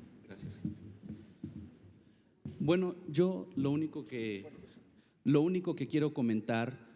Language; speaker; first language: Spanish; native; Spanish